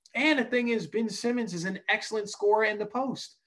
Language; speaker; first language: English; native; English